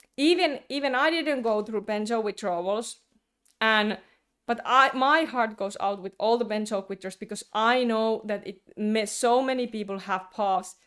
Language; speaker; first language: English; non-native, fluent; Finnish